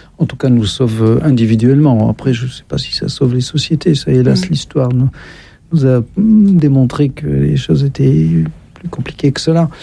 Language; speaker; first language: French; native; French